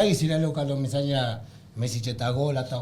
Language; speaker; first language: Indonesian; non-native, learner; Spanish